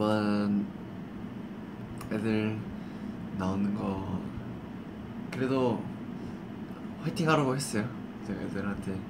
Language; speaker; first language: Korean; non-native, fluent; English